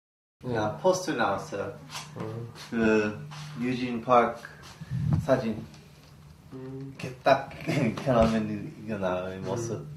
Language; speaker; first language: Korean; early bilingual, heritage; English